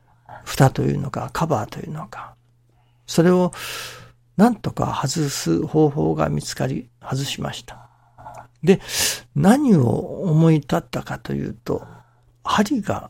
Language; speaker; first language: Japanese; native; Japanese